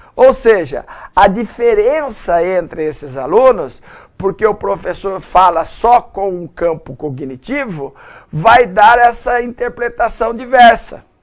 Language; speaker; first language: Portuguese; native; Portuguese